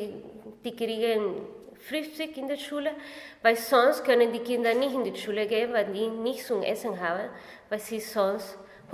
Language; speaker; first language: German; non-native, fluent; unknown